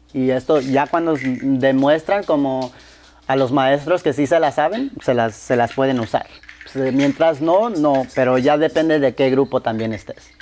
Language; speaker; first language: Spanish; early bilingual, heritage; Spanish